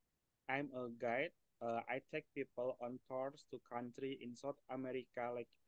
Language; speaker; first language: English; non-native, learner; Indonesian